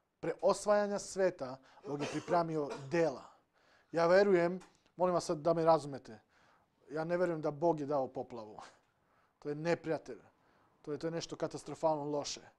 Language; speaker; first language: Serbian; non-native, local second language; Slovak